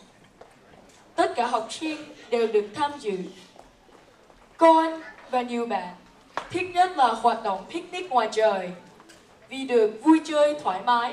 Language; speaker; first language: Vietnamese; early bilingual, heritage; Vietnamese